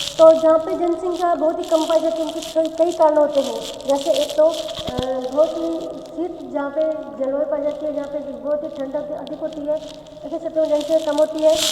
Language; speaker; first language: Hindi; native; Hindi